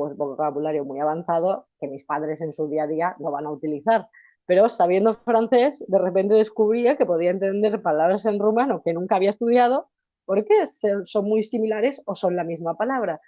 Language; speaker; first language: Spanish; native; Spanish